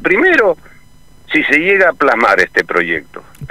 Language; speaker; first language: Spanish; native; Spanish